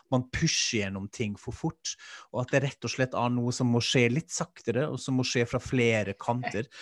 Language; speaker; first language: Norwegian; non-native, fluent; German